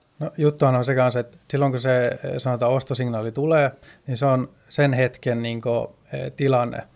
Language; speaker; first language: Finnish; early bilingual, heritage; Finnish